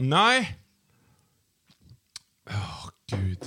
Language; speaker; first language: Swedish; native; Swedish